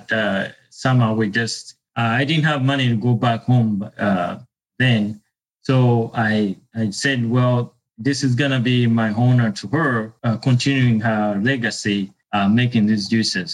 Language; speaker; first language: English; non-native, local second language; Ganda